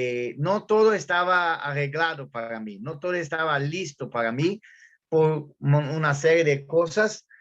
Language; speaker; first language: Spanish; non-native, fluent; Portuguese